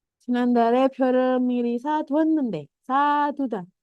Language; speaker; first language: Korean; non-native, fluent; Indonesian